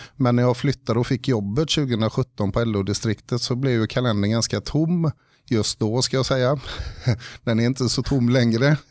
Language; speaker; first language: Swedish; native; Swedish